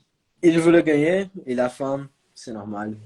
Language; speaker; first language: French; non-native, learner; Portuguese